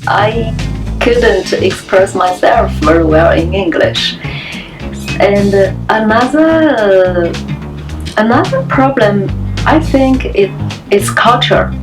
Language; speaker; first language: English; non-native, learner; Chinese